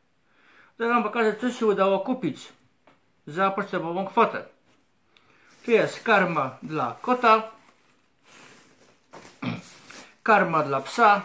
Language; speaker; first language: Polish; native; Polish